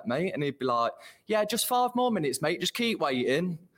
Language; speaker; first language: English; native; English